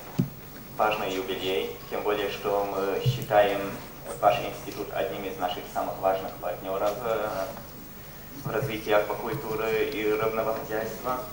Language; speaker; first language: Russian; non-native, fluent; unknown